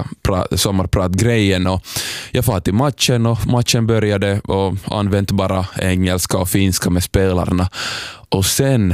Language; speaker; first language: Swedish; non-native, fluent; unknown